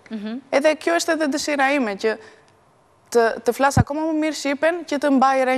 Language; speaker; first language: Albanian; early bilingual, heritage; Albanian